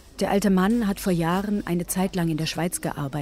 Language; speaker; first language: German; native; German